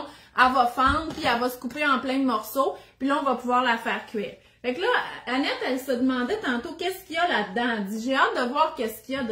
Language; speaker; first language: French; native; French